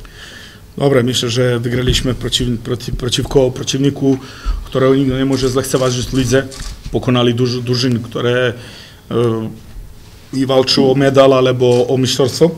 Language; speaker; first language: Polish; non-native, fluent; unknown